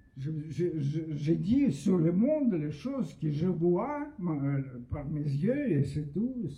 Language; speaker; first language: French; non-native, fluent; Russian